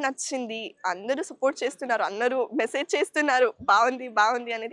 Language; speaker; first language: Telugu; non-native, learner; Kannada